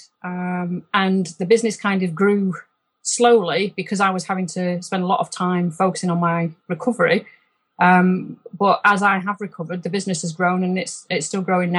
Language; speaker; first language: English; native; English